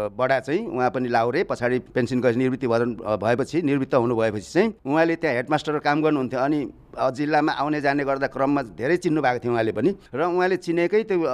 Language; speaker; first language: Nepali; non-native, local second language; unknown